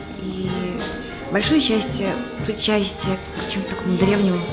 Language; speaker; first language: Russian; native; Russian